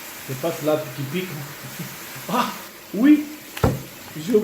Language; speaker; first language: French; non-native, learner; Urdu